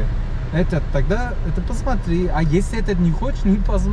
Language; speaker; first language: Russian; non-native, learner; Turkish